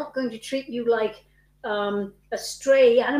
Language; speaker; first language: English; native; English